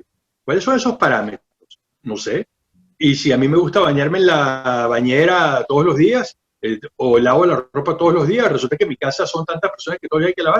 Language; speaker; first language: Spanish; native; Spanish